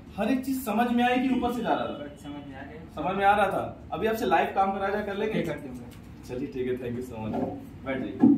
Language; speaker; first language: Hindi; native; Hindi